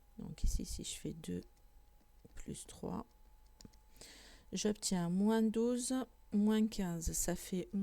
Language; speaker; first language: French; native; French